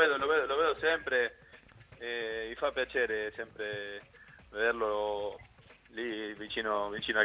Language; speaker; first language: Italian; non-native, learner; Spanish